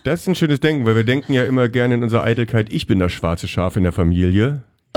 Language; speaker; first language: German; native; German